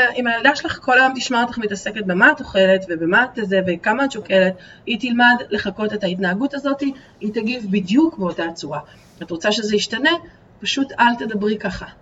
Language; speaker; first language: Hebrew; early bilingual, other home language; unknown